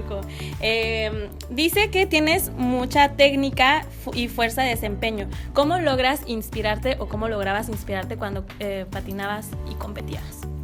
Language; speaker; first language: Spanish; native; Spanish